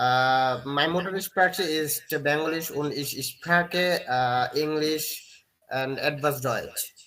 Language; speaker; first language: German; non-native, learner; Bangla